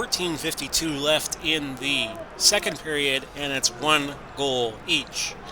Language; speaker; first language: English; native; English